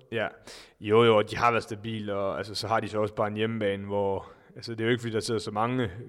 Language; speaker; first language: Danish; native; Danish